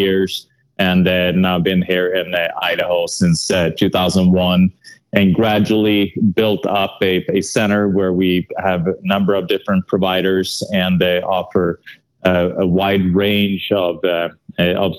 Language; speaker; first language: English; non-native, fluent; Swedish